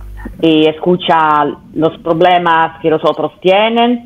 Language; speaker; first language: Spanish; non-native, fluent; Italian